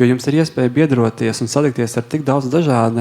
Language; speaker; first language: Latvian; native; Latvian